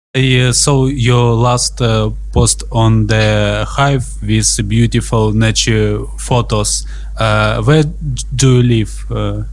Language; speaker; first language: English; non-native, learner; Russian